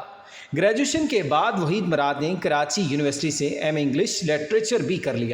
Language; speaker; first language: Urdu; native; Urdu